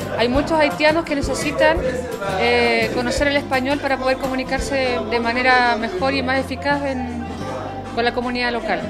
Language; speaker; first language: Spanish; native; Spanish